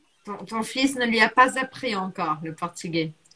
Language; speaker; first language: French; non-native, fluent; Portuguese